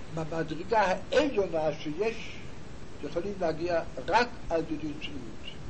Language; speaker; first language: Hebrew; non-native, fluent; Yiddish